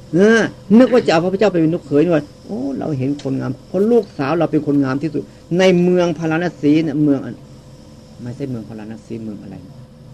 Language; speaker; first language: Thai; native; Thai